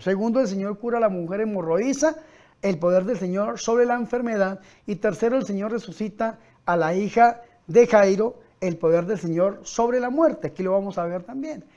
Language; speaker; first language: Spanish; native; Spanish